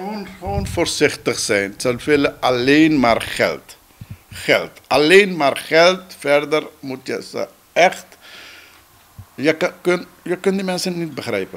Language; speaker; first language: Dutch; non-native, local second language; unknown